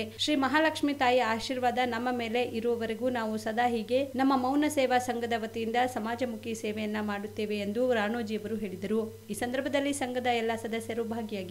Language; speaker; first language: Kannada; native; Kannada